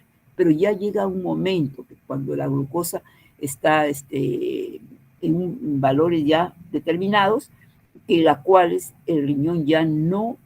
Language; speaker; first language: Spanish; native; Spanish